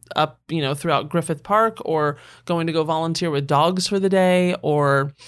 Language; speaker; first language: English; native; English